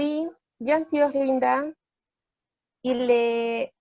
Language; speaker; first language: French; non-native, learner; Spanish